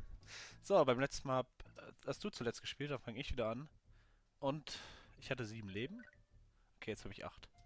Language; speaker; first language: German; native; German